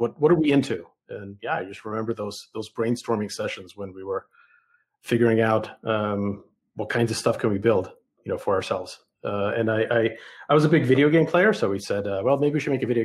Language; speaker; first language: English; early bilingual, other home language; Russian